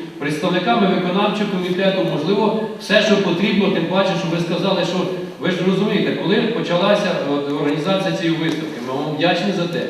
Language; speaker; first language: Ukrainian; native; Ukrainian